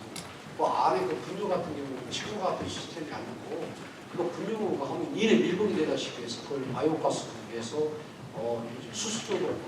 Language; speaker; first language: Korean; native; Korean